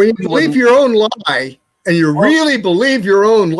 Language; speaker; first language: English; native; English